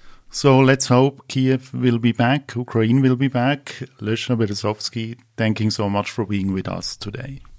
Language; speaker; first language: English; non-native, fluent; German